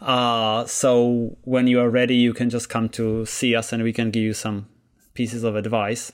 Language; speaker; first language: English; non-native, fluent; Czech